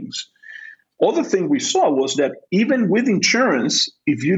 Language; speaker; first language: English; non-native, fluent; Spanish